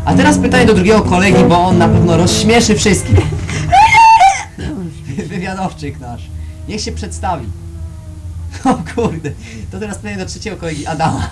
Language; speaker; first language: Polish; native; Polish